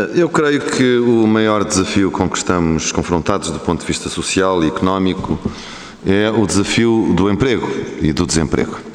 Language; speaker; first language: Portuguese; native; Portuguese